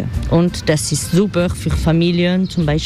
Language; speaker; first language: German; non-native, fluent; French